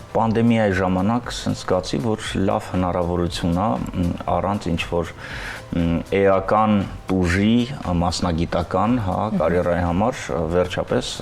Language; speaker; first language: Armenian; early bilingual, heritage; Armenian